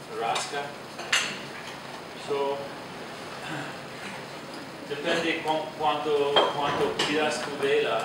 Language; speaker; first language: Spanish; non-native, learner; English